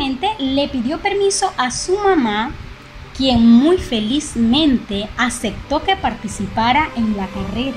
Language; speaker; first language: Spanish; native; Spanish